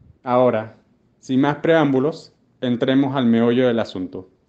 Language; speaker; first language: Spanish; native; Spanish